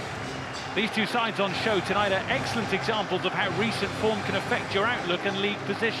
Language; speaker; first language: English; native; English